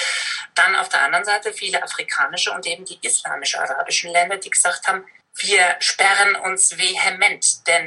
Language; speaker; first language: German; native; German